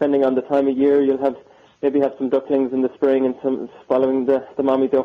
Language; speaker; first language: English; native; English